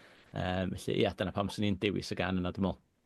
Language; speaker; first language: Welsh; native; Welsh